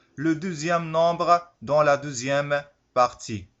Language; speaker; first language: French; non-native, local second language; Arabic